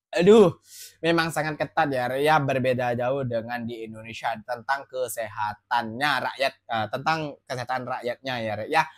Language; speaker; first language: Indonesian; native; Indonesian